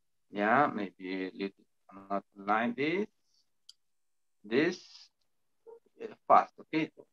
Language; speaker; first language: English; non-native, learner; Spanish